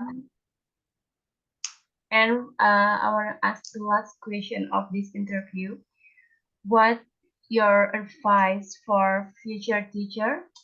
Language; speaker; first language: English; non-native, learner; Indonesian